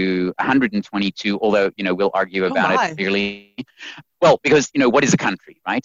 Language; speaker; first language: English; native; English